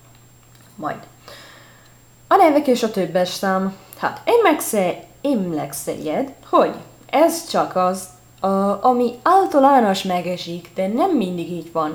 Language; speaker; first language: Hungarian; non-native, learner; Italian